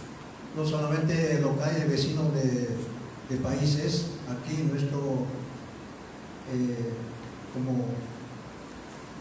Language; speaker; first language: Spanish; non-native, local second language; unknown